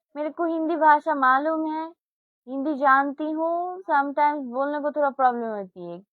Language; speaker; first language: Hindi; non-native, learner; Bangla